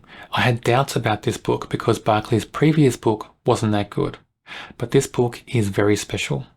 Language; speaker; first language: English; native; English